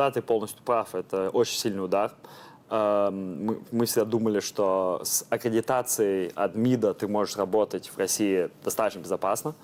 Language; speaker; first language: Russian; early bilingual, heritage; Russian